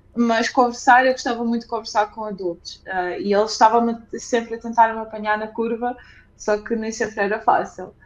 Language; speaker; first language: Portuguese; early bilingual, other home language; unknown